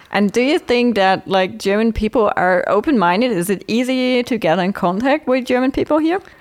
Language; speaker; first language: English; non-native, fluent; German